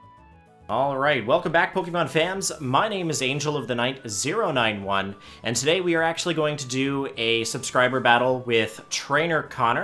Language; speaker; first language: English; native; English